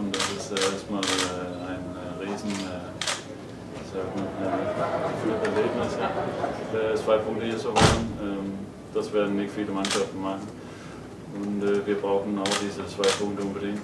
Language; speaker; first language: German; non-native, fluent; Danish